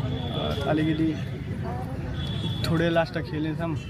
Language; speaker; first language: Nepali; non-native, local second language; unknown